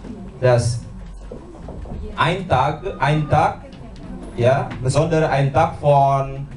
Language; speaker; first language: German; non-native, learner; Indonesian